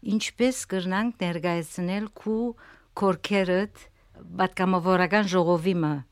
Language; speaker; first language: Armenian; early bilingual, heritage; Armenian